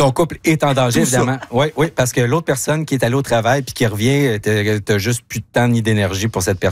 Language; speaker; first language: French; native; French